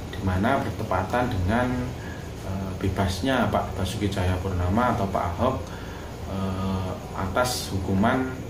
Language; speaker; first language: Indonesian; non-native, local second language; Javanese